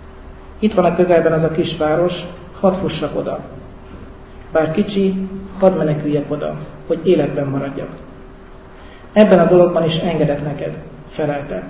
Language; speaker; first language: Hungarian; native; Hungarian